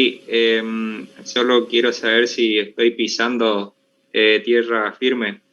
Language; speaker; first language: Spanish; native; Spanish